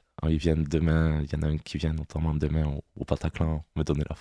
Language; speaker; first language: French; native; French